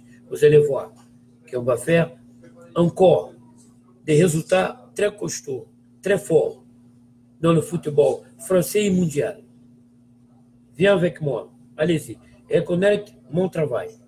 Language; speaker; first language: French; non-native, fluent; Portuguese